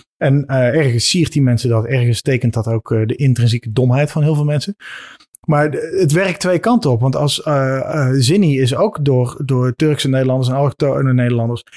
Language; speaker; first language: Dutch; native; Dutch